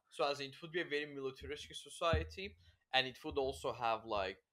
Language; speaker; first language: English; non-native, fluent; Turkish